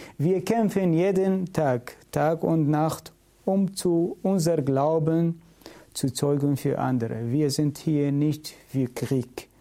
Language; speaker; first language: German; non-native, learner; Syriac